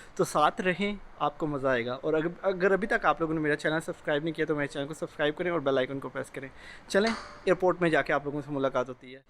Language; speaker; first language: Urdu; non-native, local second language; Punjabi